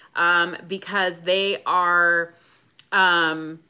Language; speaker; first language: English; native; English